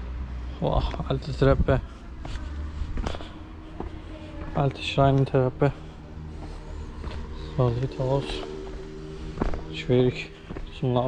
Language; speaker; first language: German; non-native, learner; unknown